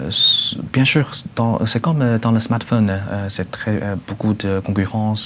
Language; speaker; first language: French; non-native, learner; Chinese